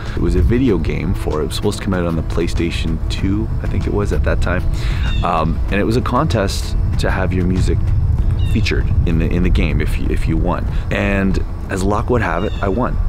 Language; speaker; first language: English; native; English